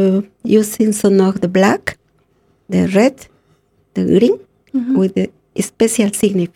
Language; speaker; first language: English; non-native, learner; Spanish